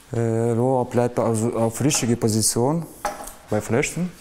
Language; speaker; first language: German; non-native, learner; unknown